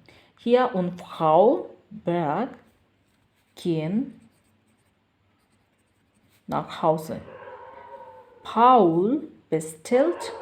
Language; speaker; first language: German; non-native, learner; Bangla